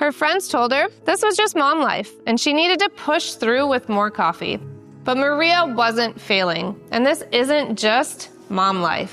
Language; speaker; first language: English; native; English